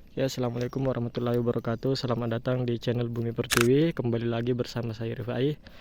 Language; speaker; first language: Indonesian; native; Indonesian